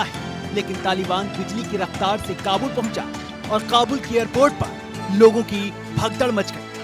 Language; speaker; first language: Hindi; native; Hindi